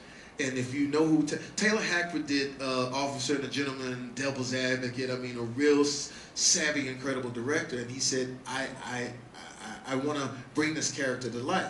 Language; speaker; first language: English; native; English